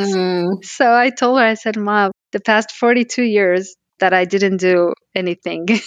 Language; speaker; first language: English; early bilingual, other home language; Pashto